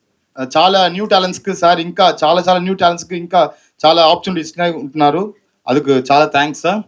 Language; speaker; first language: Telugu; non-native, fluent; Tamil